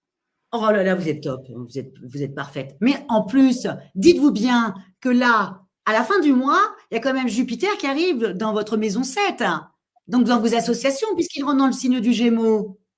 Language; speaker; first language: French; native; French